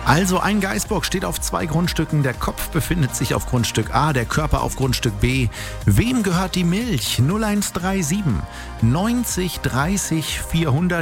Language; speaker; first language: German; native; German